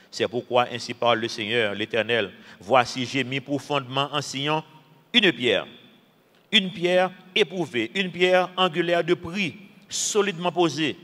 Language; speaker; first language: French; non-native, local second language; Haitian Creole